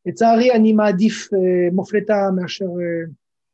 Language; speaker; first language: Hebrew; non-native, fluent; French